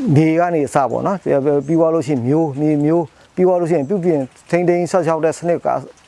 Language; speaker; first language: Burmese; non-native, local second language; Mon